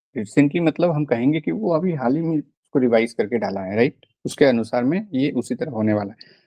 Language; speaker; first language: Hindi; non-native, local second language; Bangla